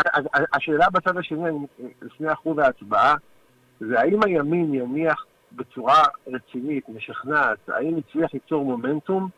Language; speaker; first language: Hebrew; native; Hebrew